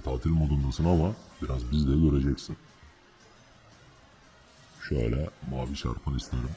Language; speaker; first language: Turkish; native; Turkish